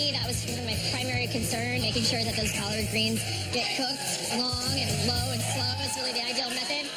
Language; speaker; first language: English; native; English